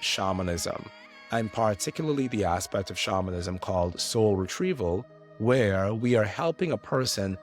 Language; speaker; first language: English; native; English